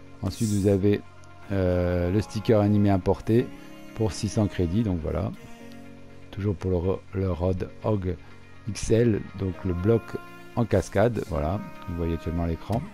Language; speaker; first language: French; native; French